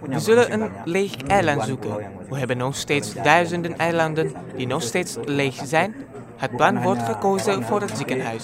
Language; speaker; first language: Dutch; non-native, fluent; Indonesian